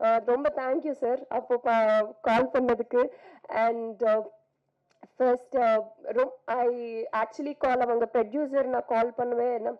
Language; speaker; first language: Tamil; non-native, fluent; Telugu